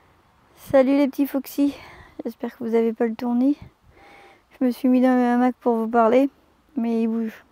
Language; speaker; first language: French; native; French